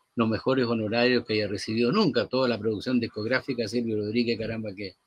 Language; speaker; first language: Spanish; native; Spanish